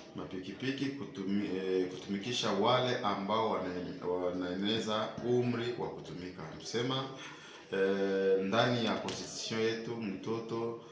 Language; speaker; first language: Swahili; native; Swahili